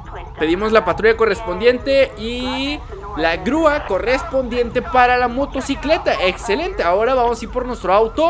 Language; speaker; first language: Spanish; native; Spanish